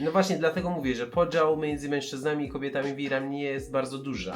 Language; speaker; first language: Polish; non-native, fluent; Persian